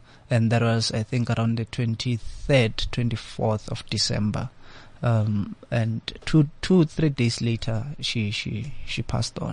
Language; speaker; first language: English; non-native, local second language; Xhosa